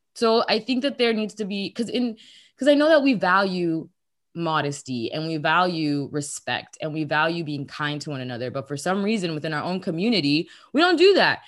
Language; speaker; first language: English; early bilingual, other home language; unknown